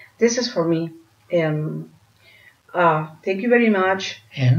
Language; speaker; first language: English; non-native, learner; Spanish